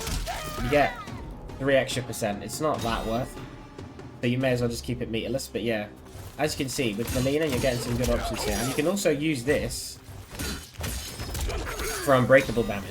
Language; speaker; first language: English; native; English